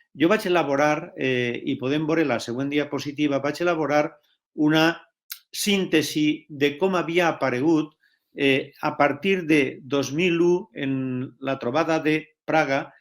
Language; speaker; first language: Catalan; non-native, local second language; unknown